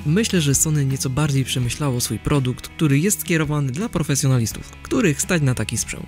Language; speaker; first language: Polish; native; Polish